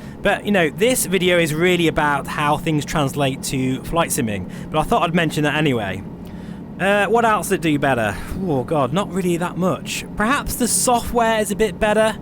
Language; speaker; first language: English; native; English